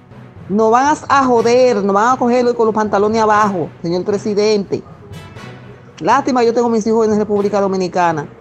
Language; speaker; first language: Spanish; native; Spanish